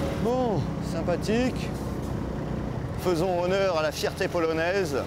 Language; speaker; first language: French; native; French